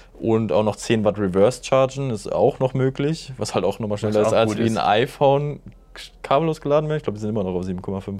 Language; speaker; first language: German; native; German